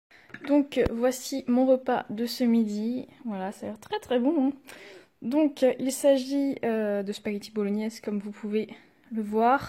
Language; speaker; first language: French; native; French